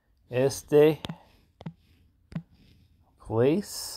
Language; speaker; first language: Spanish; non-native, learner; English